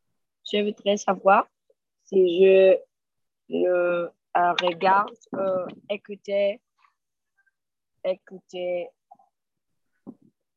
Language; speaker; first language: French; non-native, learner; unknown